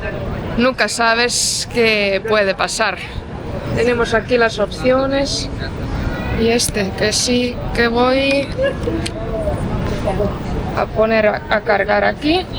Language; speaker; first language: Spanish; non-native, fluent; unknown